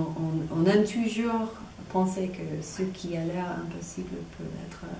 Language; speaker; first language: French; non-native, fluent; English